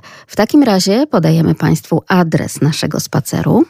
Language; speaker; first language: Polish; native; Polish